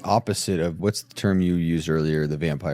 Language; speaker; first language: English; native; English